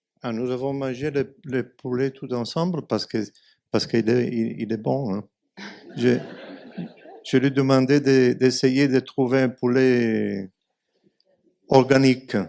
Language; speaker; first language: French; non-native, fluent; Italian